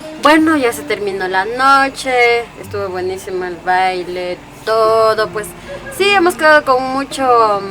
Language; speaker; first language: Spanish; native; Spanish